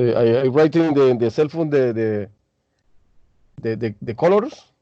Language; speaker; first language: English; non-native, learner; Spanish